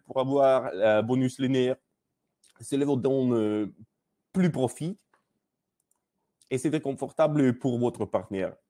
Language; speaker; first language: French; non-native, learner; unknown